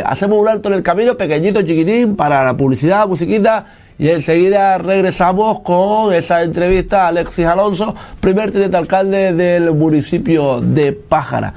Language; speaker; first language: Spanish; native; Spanish